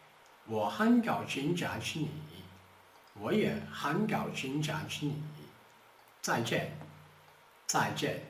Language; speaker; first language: Chinese; non-native, fluent; Portuguese